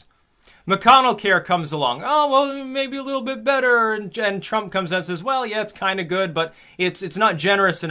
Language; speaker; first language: English; native; English